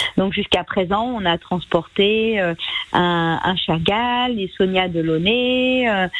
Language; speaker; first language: French; native; French